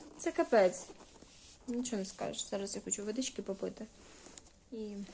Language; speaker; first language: Ukrainian; non-native, local second language; Russian